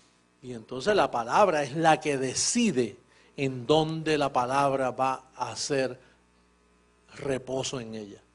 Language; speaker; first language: Spanish; native; Spanish